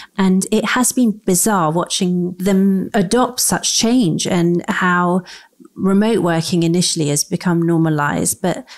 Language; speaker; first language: English; native; English